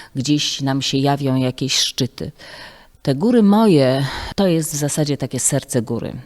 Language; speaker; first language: Polish; native; Polish